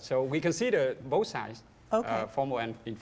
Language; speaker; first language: English; non-native, learner; Vietnamese